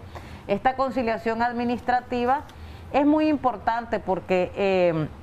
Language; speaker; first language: Spanish; native; Spanish